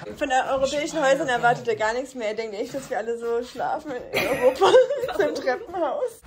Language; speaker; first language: German; native; German